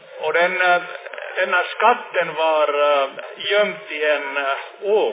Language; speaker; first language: Swedish; non-native, fluent; Finnish